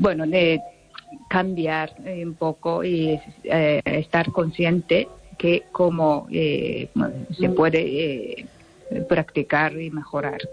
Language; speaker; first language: Spanish; non-native, learner; Japanese